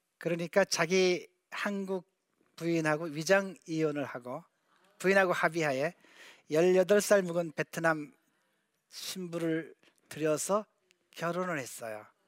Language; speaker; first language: Korean; native; Korean